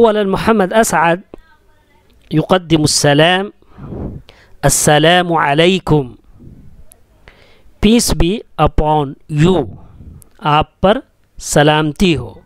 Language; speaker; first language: Urdu; native; Urdu